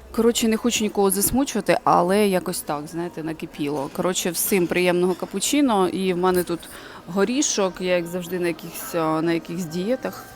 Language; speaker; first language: Ukrainian; native; Ukrainian